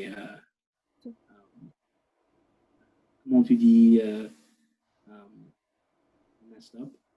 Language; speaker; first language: French; non-native, learner; English